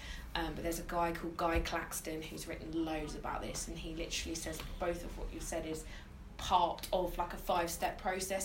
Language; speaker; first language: English; native; English